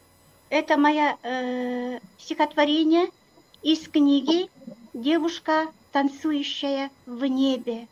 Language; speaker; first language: Russian; non-native, local second language; Kyrgyz